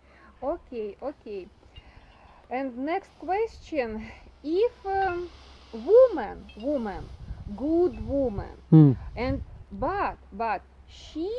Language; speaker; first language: English; non-native, learner; Russian